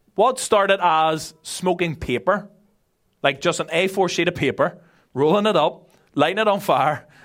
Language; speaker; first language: English; native; English